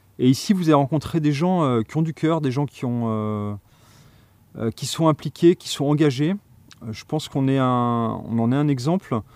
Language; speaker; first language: French; native; French